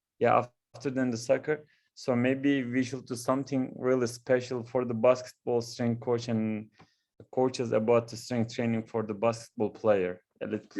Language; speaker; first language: English; non-native, learner; Turkish